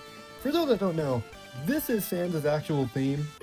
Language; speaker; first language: English; native; English